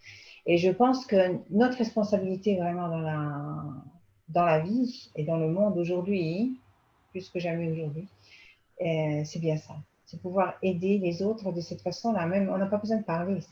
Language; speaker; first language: French; native; French